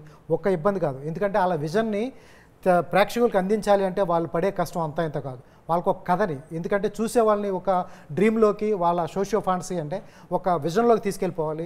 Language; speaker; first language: Telugu; native; Telugu